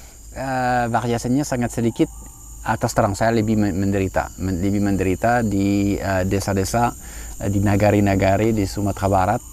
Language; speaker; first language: Indonesian; non-native, fluent; French